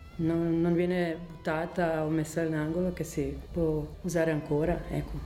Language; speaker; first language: Italian; non-native, fluent; Croatian